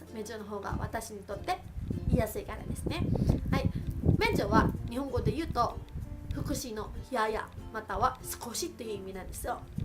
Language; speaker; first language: Japanese; early bilingual, other home language; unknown